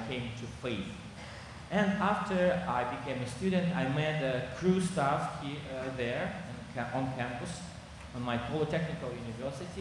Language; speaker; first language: English; non-native, learner; Kazakh